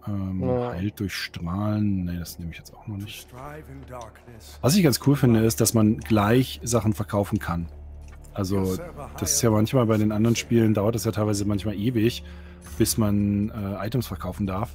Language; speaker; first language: German; native; German